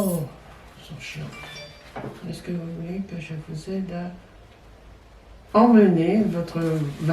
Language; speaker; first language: French; native; French